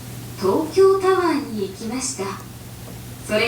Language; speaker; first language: Japanese; non-native, learner; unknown